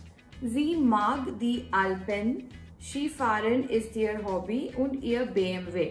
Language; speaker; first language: German; non-native, fluent; Gujarati